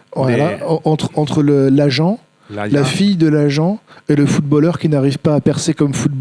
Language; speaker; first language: French; native; French